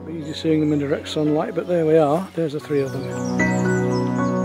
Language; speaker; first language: English; native; English